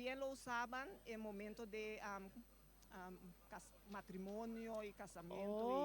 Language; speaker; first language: Spanish; non-native, fluent; Papiamento